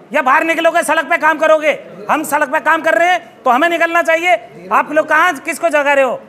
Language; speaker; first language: Hindi; native; Hindi